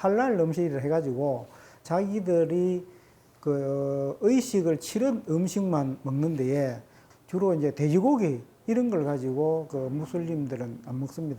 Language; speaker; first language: Korean; native; Korean